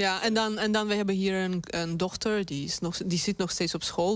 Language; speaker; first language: Dutch; non-native, fluent; Russian